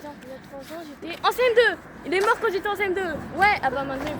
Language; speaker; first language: French; native; French